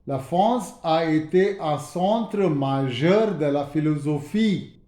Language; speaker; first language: French; non-native, fluent; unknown